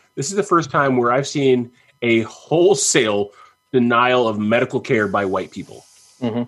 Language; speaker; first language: English; native; English